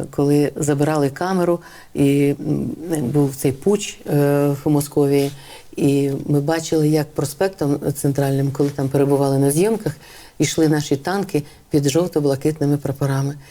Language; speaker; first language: Ukrainian; native; Ukrainian